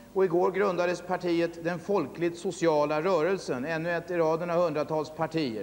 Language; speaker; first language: Swedish; native; Swedish